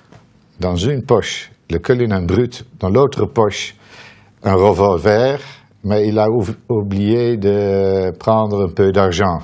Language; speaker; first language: French; non-native, fluent; Dutch